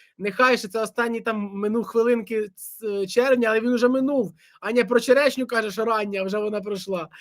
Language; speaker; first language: Ukrainian; native; Ukrainian